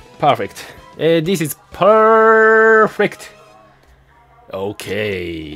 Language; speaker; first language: English; non-native, learner; Japanese